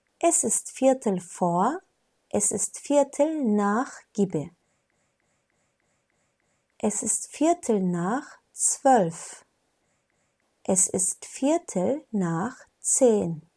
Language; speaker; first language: German; non-native, fluent; Turkish